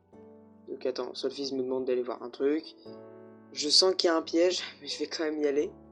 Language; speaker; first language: French; native; French